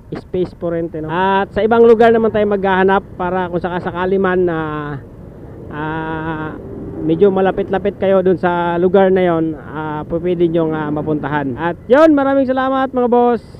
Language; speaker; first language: Filipino; non-native, local second language; Cebuano